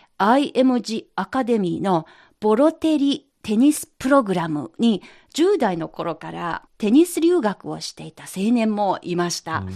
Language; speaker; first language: Japanese; non-native, fluent; Chinese